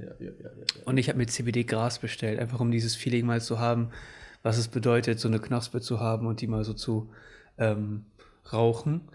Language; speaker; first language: German; early bilingual, other home language; Portuguese